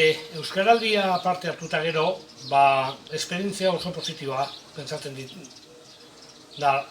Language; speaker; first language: Basque; non-native, learner; Spanish